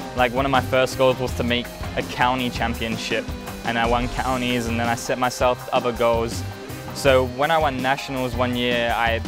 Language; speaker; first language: English; native; English